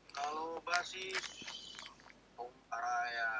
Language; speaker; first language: Indonesian; native; Indonesian